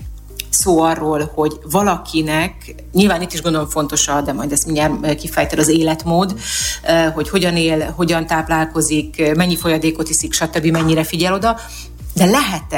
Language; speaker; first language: Hungarian; native; Hungarian